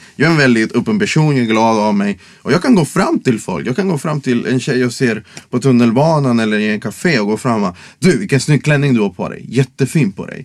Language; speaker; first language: Swedish; non-native, fluent; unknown